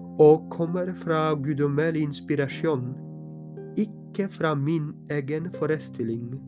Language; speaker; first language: Norwegian; non-native, fluent; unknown